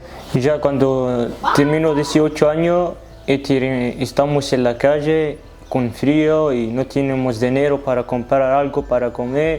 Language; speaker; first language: Spanish; non-native, learner; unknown